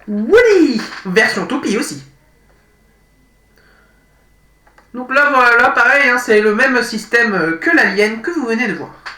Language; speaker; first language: French; native; French